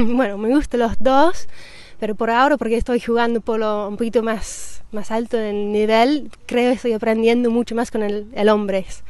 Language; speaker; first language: Spanish; non-native, fluent; English